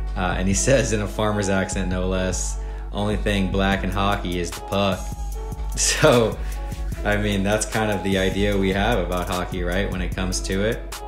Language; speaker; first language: English; native; English